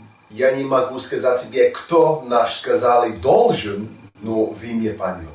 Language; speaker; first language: Russian; non-native, learner; English